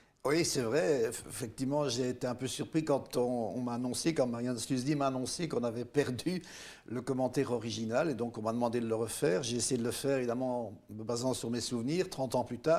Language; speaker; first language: French; native; French